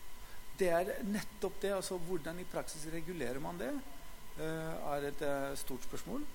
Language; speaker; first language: Norwegian; non-native, fluent; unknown